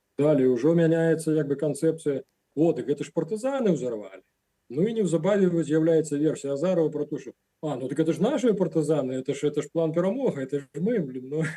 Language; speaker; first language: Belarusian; non-native, local second language; Russian